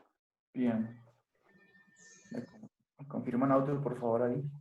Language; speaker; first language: Spanish; native; Spanish